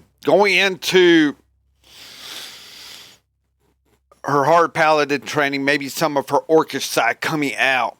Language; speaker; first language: English; native; English